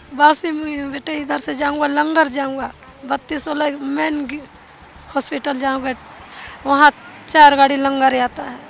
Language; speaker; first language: Hindi; native; Hindi